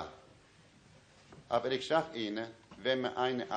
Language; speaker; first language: German; non-native, learner; Dutch